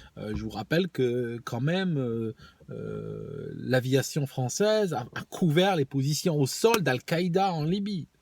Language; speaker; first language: French; non-native, local second language; Arabic